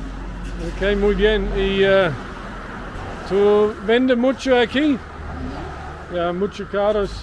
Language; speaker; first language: Spanish; non-native, learner; English